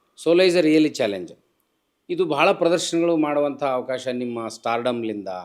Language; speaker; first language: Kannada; native; Kannada